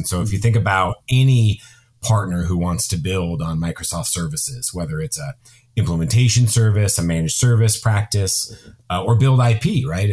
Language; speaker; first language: English; native; English